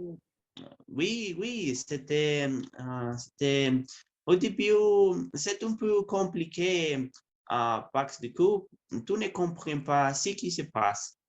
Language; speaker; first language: French; non-native, learner; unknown